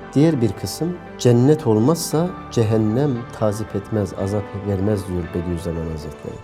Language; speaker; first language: Turkish; native; Turkish